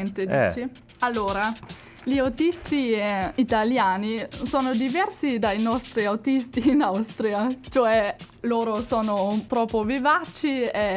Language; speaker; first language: Italian; non-native, fluent; German